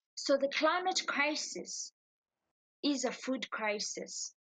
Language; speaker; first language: English; non-native, local second language; Ganda